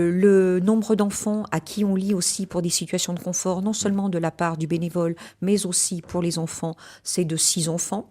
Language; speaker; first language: French; native; French